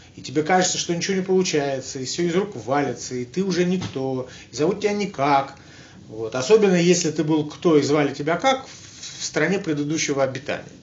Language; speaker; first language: Russian; native; Russian